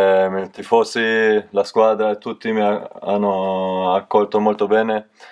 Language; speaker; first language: Italian; non-native, learner; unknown